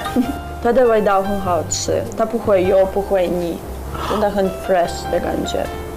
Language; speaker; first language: Chinese; non-native, fluent; Russian